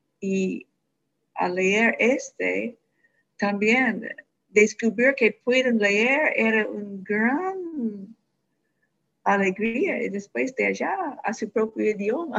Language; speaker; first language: Spanish; non-native, fluent; English